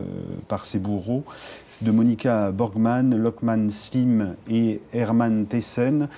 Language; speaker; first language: French; native; French